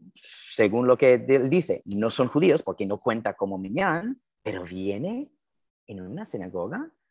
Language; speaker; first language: Spanish; non-native, fluent; English